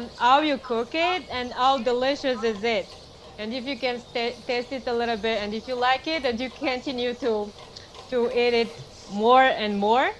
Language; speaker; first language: English; non-native, fluent; Malagasy